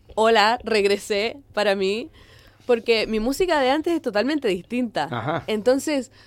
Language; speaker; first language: Spanish; native; Spanish